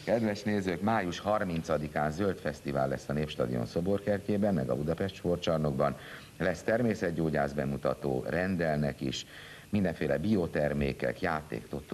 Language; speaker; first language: Hungarian; native; Hungarian